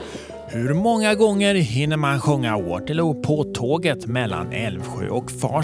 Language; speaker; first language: Swedish; native; Swedish